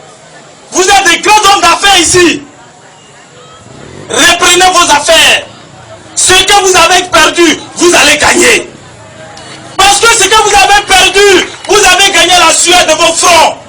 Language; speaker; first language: French; non-native, local second language; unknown